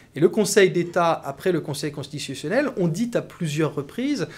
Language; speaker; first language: French; native; French